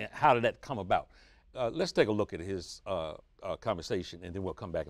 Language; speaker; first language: English; native; English